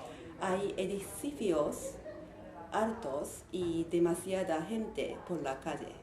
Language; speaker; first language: Spanish; non-native, learner; Japanese